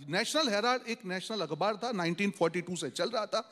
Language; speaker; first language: Hindi; non-native, local second language; Gujarati